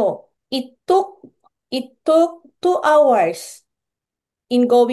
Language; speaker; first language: English; non-native, local second language; Filipino